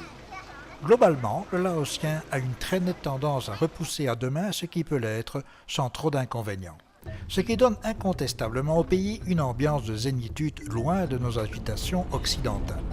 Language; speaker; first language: French; native; French